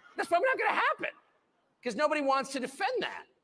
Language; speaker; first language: English; native; English